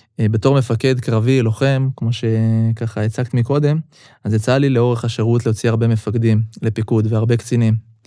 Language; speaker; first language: Hebrew; early bilingual, other home language; Russian